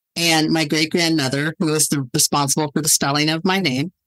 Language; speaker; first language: English; native; English